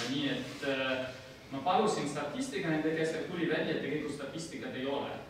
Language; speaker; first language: Estonian; non-native, fluent; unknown